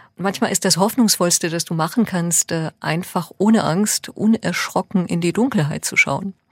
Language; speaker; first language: German; early bilingual, other home language; Persian